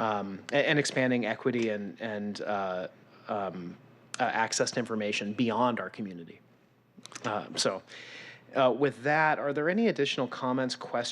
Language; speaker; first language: English; native; English